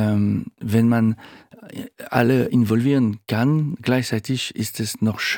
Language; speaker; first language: German; non-native, fluent; French